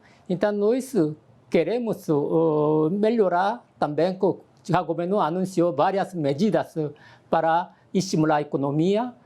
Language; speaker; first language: Portuguese; non-native, fluent; Korean